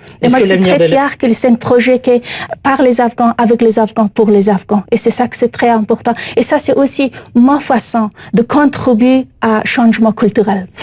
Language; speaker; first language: French; non-native, learner; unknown